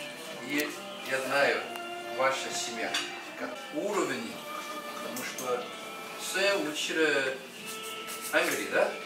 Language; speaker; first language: Russian; non-native, learner; Chinese